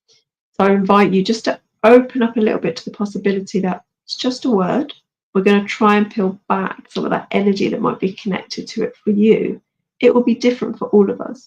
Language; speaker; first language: English; native; English